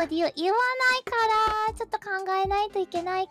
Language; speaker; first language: Japanese; non-native, fluent; English